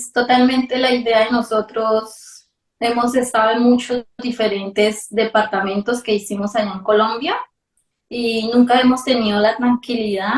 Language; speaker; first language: Spanish; native; Spanish